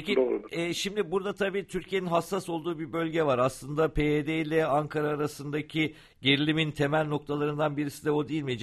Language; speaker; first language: Turkish; native; Turkish